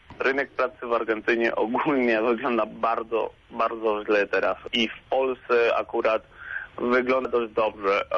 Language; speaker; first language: Polish; non-native, fluent; Spanish